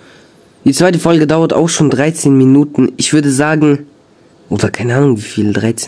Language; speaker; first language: German; early bilingual, other home language; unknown